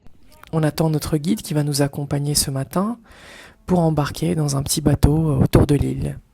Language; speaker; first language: French; native; French